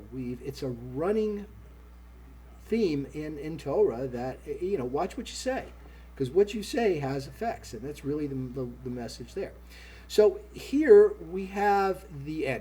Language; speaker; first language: English; native; English